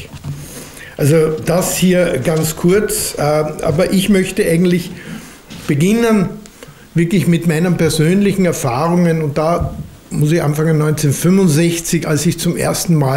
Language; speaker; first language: German; native; German